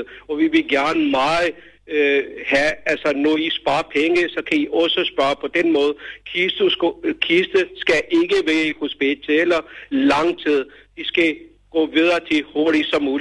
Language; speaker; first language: Danish; non-native, learner; Urdu